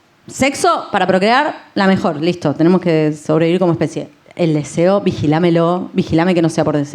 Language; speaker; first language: Spanish; native; Spanish